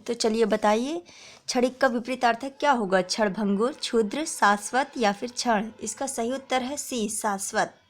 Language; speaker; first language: Hindi; native; Hindi